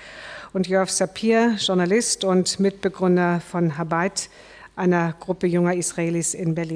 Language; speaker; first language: German; native; German